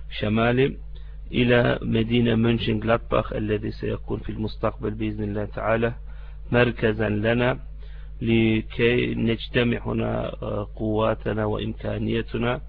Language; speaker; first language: Arabic; non-native, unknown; Turkish